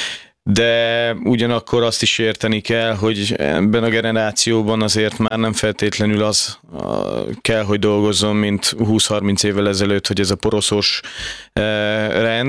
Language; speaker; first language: Hungarian; native; Hungarian